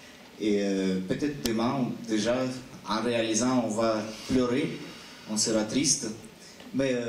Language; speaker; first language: French; non-native, fluent; Russian